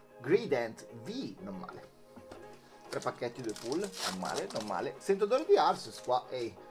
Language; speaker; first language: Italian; native; Italian